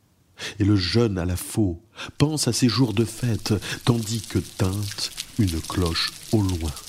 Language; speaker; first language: French; native; French